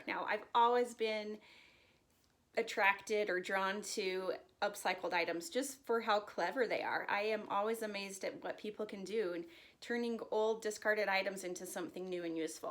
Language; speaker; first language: English; native; English